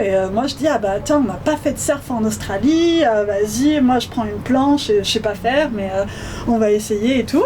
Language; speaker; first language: French; native; French